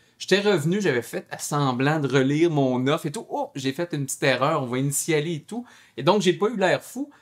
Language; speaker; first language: French; native; French